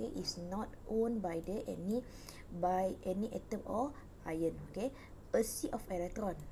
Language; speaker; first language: English; non-native, local second language; Malay